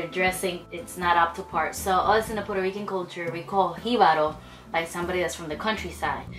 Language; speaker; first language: English; early bilingual, other home language; Spanish